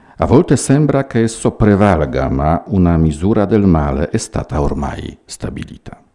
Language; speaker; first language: Italian; non-native, fluent; Polish